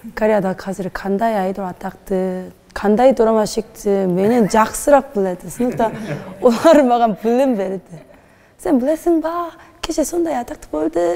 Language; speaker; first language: Kazakh; non-native, learner; Korean